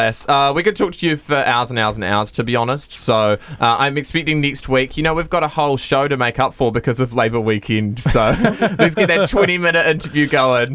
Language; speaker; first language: English; native; English